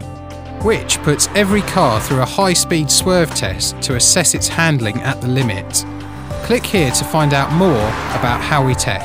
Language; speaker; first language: English; native; English